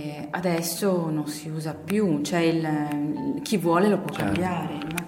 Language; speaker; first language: Italian; native; Italian